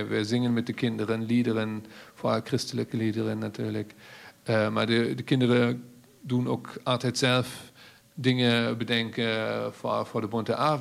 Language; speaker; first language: Dutch; non-native, fluent; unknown